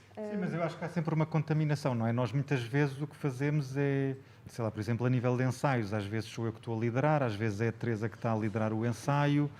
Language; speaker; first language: Portuguese; native; Portuguese